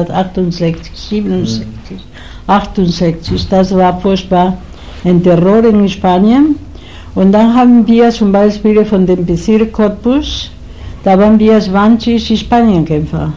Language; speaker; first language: German; non-native, learner; Spanish